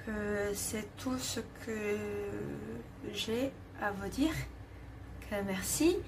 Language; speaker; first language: French; non-native, fluent; Korean